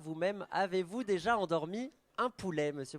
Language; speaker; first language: French; native; French